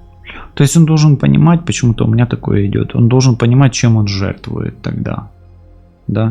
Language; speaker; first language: Russian; native; Russian